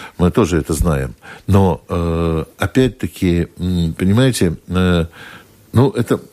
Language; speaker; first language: Russian; native; Russian